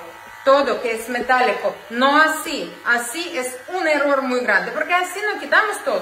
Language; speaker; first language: Spanish; non-native, learner; Ukrainian